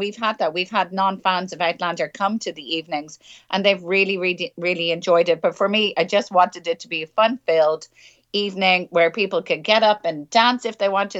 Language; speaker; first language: English; native; English